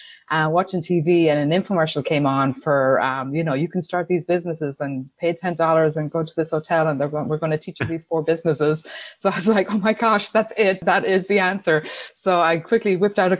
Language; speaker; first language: English; native; English